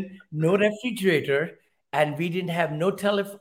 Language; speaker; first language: English; non-native, local second language; Hindi